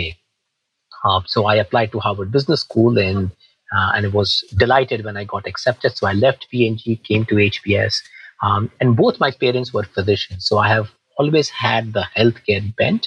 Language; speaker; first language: English; non-native, local second language; Hindi